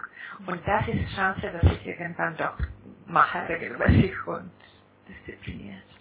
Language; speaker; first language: German; non-native, fluent; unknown